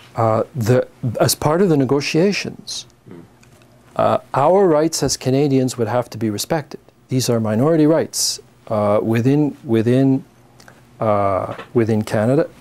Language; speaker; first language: English; native; English